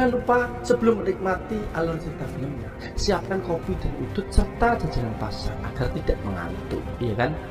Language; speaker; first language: Indonesian; native; Indonesian